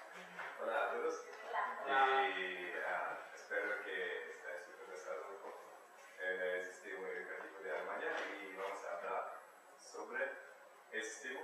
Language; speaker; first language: Spanish; non-native, learner; German